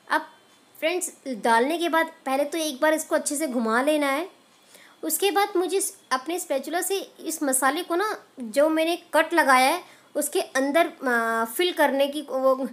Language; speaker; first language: Hindi; native; Hindi